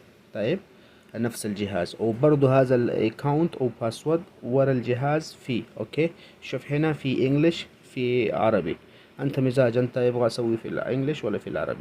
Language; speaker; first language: Arabic; non-native, learner; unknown